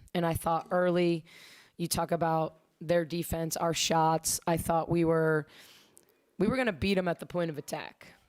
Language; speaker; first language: English; native; English